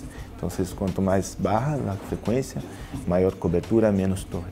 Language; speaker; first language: Spanish; non-native, learner; Portuguese